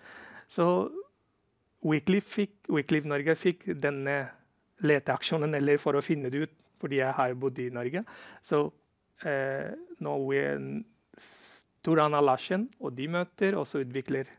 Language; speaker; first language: Norwegian; non-native, fluent; Rohingya